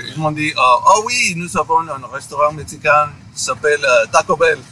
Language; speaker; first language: French; non-native, fluent; Spanish